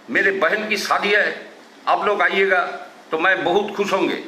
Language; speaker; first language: Hindi; non-native, local second language; Bangla